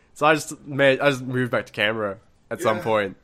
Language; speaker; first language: English; non-native, local second language; Malay